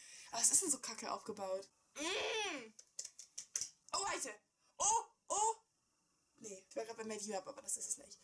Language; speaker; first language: German; native; German